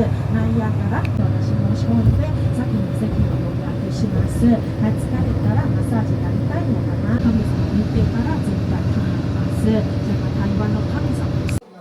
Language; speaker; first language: Japanese; non-native, learner; Chinese